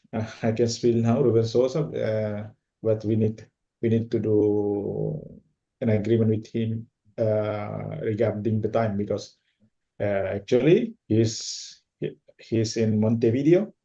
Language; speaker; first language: English; non-native, fluent; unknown